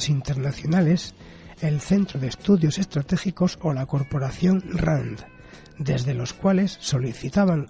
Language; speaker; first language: Spanish; native; Spanish